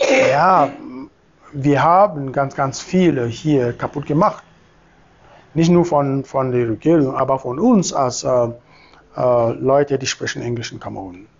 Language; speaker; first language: German; non-native, fluent; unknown